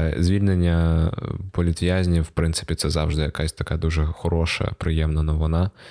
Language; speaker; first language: Ukrainian; native; Ukrainian